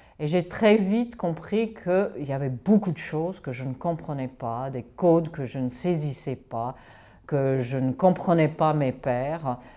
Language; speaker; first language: French; early bilingual, heritage; English